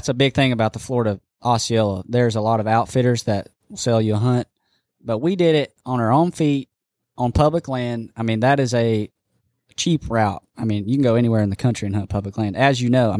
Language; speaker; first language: English; native; English